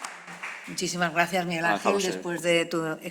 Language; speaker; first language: Spanish; native; Spanish